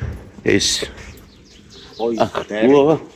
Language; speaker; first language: German; non-native, learner; Persian